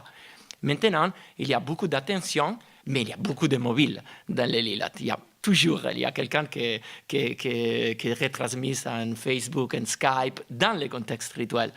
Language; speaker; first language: French; non-native, fluent; Italian